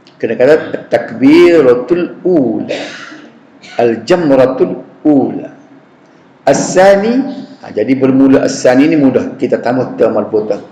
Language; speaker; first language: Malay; native; Malay